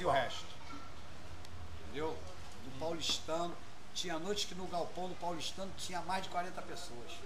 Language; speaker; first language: Portuguese; native; Portuguese